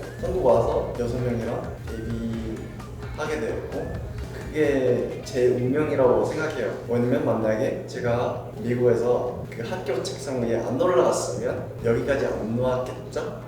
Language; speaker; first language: Korean; non-native, fluent; English